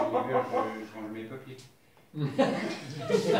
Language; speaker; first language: French; native; French